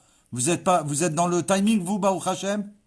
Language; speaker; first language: French; native; French